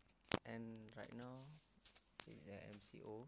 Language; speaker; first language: English; non-native, learner; Malay